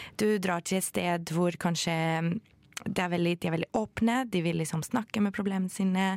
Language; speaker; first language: Norwegian; non-native, fluent; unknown